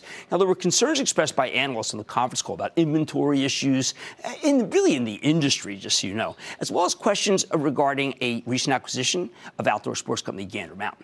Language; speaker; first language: English; native; English